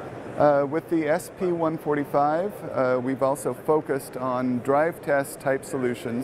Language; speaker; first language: English; native; English